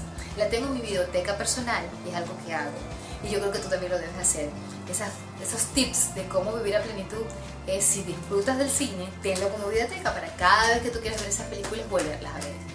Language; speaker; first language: Spanish; native; Spanish